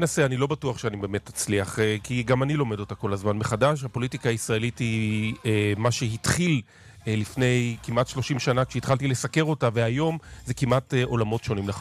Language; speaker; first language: Hebrew; native; Hebrew